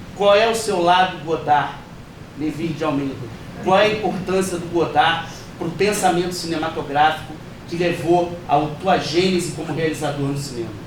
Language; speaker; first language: Portuguese; native; Portuguese